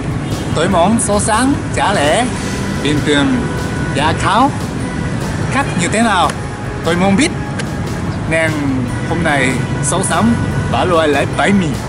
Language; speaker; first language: Vietnamese; non-native, learner; Japanese